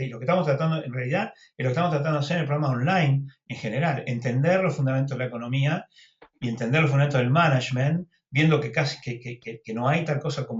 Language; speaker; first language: Spanish; native; Spanish